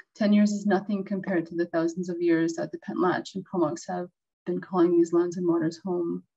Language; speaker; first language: English; native; English